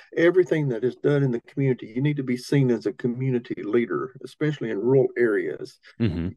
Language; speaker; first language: English; native; English